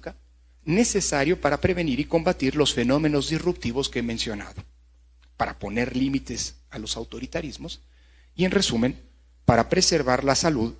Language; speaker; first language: Spanish; native; Spanish